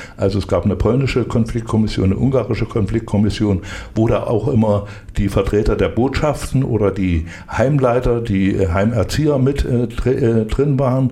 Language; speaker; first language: German; native; German